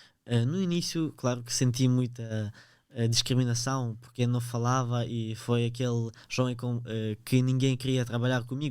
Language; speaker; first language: Portuguese; early bilingual, other home language; Ukrainian